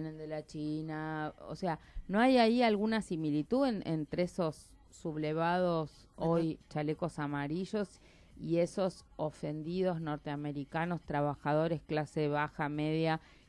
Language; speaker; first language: Spanish; native; Spanish